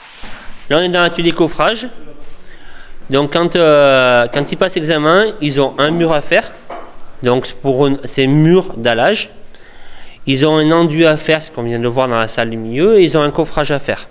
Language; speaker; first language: French; native; French